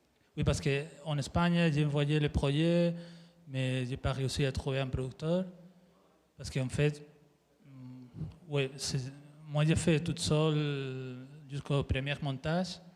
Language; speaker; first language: French; non-native, fluent; Spanish